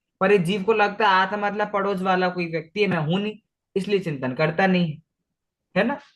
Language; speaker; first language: Hindi; non-native, local second language; Marathi